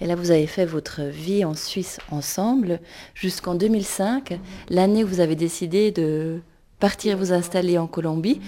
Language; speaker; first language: French; native; French